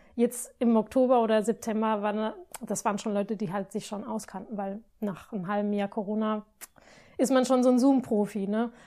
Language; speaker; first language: German; non-native, fluent; Spanish